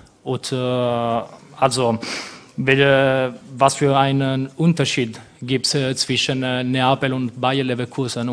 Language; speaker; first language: German; non-native, fluent; Italian